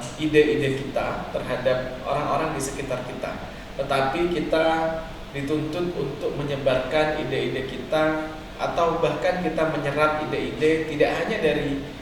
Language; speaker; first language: Indonesian; native; Indonesian